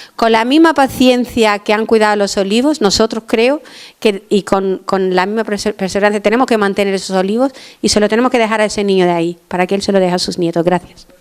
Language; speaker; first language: Spanish; non-native, fluent; Albanian